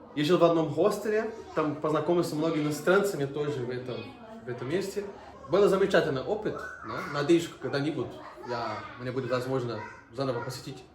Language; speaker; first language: Russian; non-native, fluent; Portuguese